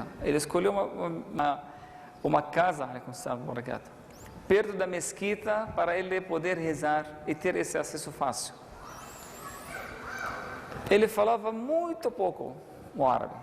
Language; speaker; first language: Portuguese; non-native, fluent; Arabic